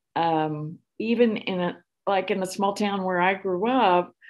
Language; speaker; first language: English; native; English